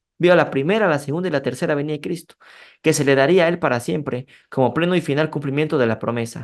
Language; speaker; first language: Spanish; native; Spanish